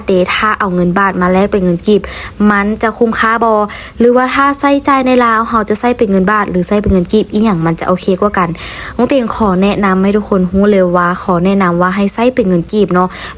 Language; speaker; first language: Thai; non-native, learner; Lao